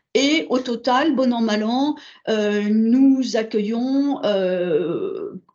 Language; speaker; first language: French; native; French